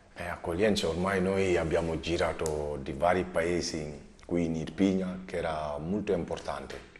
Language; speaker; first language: Italian; non-native, learner; Wolof